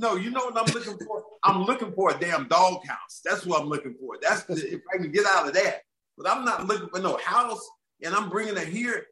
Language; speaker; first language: English; native; English